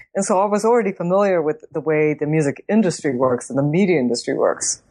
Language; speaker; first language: English; native; English